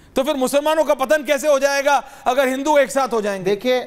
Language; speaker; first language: Hindi; native; Hindi